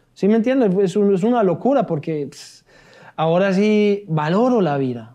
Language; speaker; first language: Spanish; non-native, fluent; German